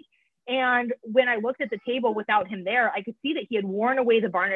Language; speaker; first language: English; native; English